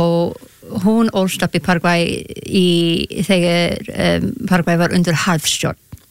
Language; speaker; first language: Icelandic; non-native, learner; English